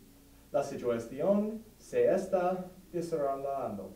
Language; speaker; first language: Spanish; non-native, learner; English